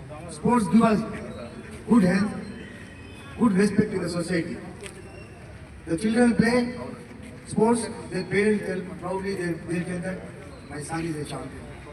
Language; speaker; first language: English; non-native, local second language; Telugu